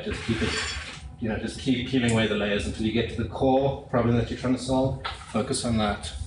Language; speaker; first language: English; native; English